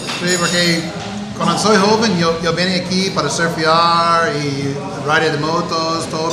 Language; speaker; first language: Spanish; non-native, learner; English